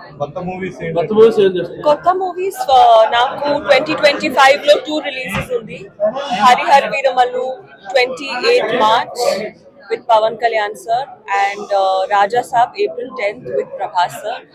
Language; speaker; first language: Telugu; non-native, learner; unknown